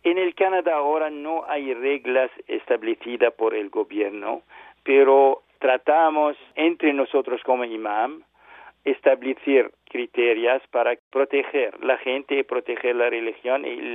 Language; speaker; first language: Spanish; non-native, learner; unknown